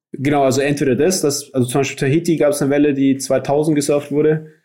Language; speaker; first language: German; native; German